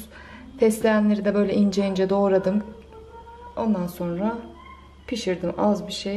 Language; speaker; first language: Turkish; native; Turkish